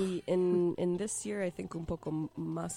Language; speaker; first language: Spanish; non-native, learner; English